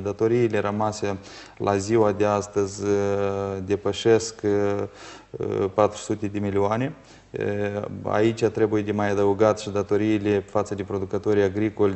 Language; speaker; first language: Romanian; native; Romanian